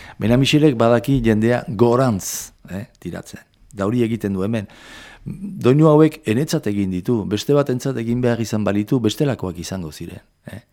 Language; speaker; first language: Basque; native; Basque